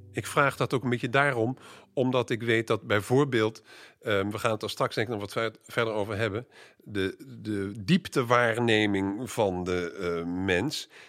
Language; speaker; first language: Dutch; native; Dutch